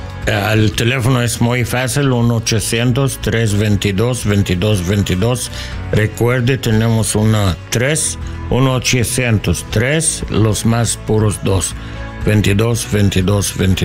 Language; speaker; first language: Spanish; non-native, learner; English